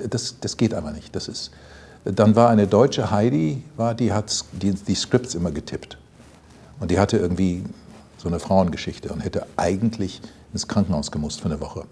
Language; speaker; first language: German; native; German